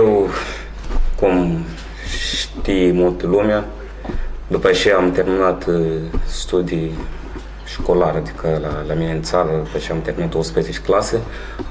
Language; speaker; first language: Romanian; non-native, fluent; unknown